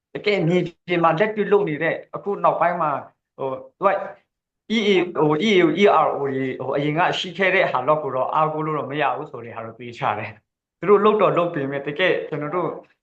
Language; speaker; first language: Burmese; non-native, local second language; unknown